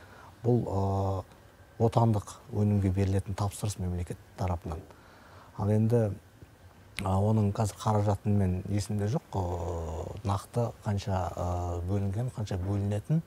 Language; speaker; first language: Kazakh; native; Kazakh